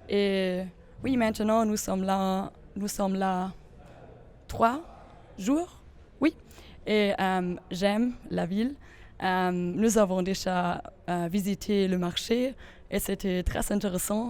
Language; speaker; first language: French; non-native, learner; German